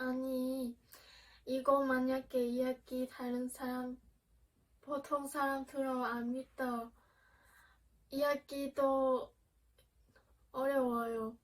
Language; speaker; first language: Korean; non-native, learner; Vietnamese